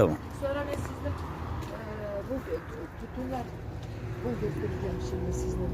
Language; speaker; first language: Turkish; non-native, learner; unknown